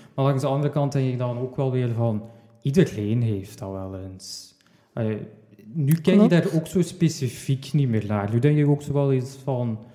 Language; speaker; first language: Dutch; native; Dutch